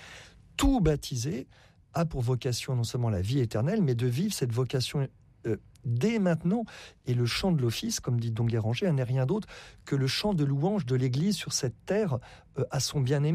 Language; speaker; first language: French; native; French